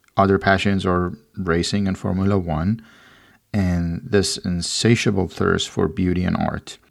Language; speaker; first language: English; non-native, fluent; Persian